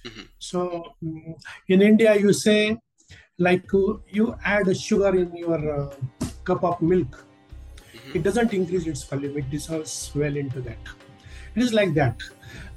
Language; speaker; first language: English; non-native, local second language; Marathi